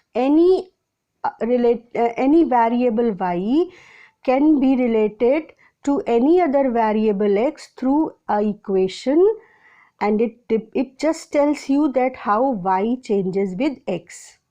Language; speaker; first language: English; non-native, local second language; Hindi